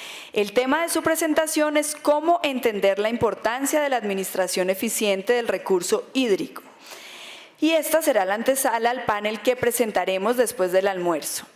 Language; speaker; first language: Spanish; native; Spanish